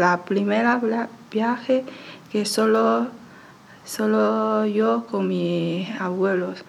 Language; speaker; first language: Spanish; non-native, learner; Chinese